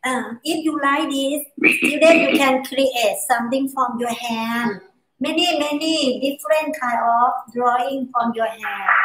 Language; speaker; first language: English; non-native, learner; Thai